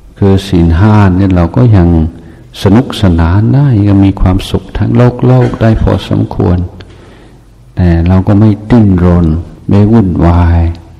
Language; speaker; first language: Thai; non-native, fluent; English